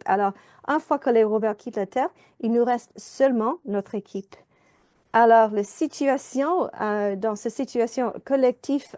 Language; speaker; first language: French; non-native, fluent; English